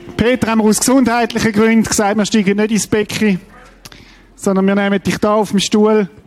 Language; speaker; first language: German; native; German